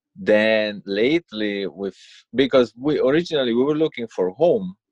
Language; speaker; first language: English; non-native, fluent; Romanian